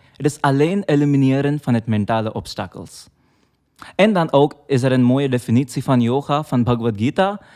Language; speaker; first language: Dutch; non-native, fluent; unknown